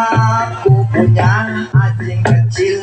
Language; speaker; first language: Indonesian; non-native, local second language; Javanese